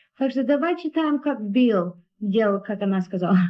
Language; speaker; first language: Russian; non-native, learner; English